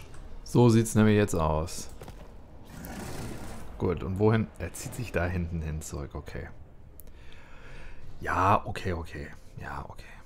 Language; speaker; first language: German; native; German